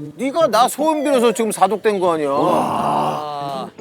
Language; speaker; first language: Korean; native; Korean